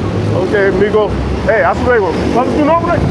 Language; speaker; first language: Spanish; non-native, learner; English